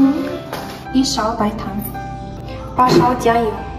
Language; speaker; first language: Chinese; non-native, learner; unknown